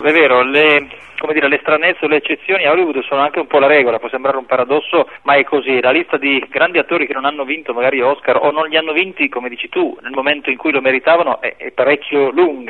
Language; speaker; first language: Italian; native; Italian